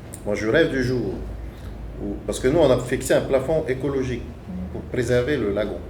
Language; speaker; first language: French; native; French